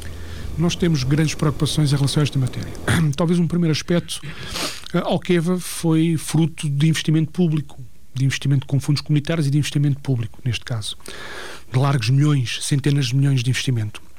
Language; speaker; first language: Portuguese; native; Portuguese